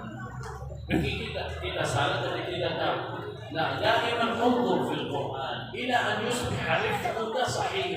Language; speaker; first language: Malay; non-native, learner; Arabic